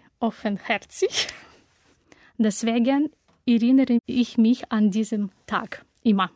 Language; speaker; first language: German; non-native, learner; Russian